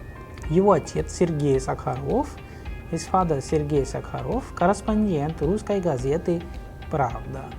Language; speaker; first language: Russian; non-native, fluent; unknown